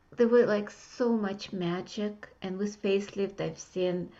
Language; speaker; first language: English; non-native, fluent; Russian